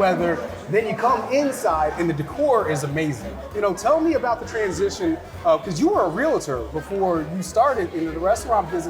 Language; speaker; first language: English; native; English